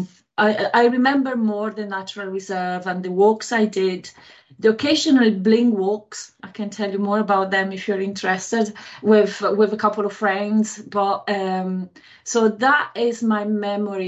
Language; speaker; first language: English; non-native, fluent; Italian